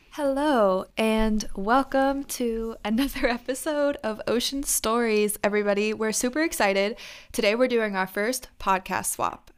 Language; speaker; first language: English; native; English